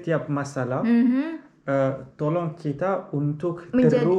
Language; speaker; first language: Indonesian; non-native, learner; Arabic